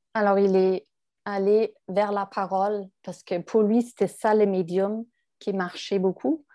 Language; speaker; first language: French; non-native, fluent; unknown